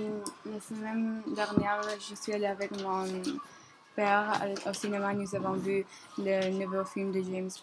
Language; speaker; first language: French; non-native, learner; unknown